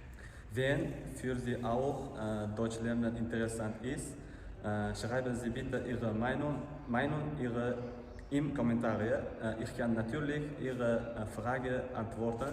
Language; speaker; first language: German; non-native, learner; Uzbek